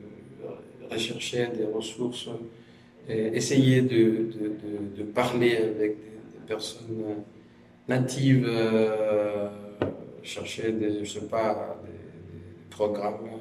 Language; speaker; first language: French; non-native, fluent; Spanish